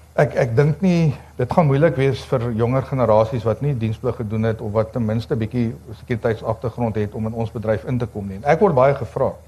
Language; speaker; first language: Afrikaans; native; Afrikaans